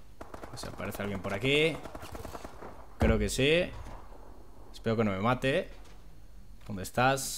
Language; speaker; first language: Spanish; native; Spanish